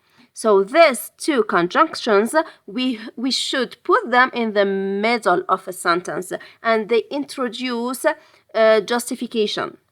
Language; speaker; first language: English; non-native, fluent; French